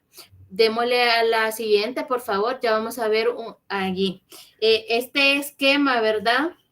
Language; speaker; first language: Spanish; native; Spanish